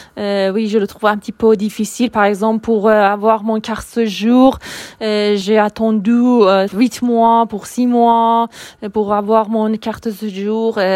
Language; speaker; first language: French; non-native, learner; Persian